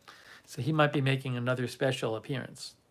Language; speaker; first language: English; native; English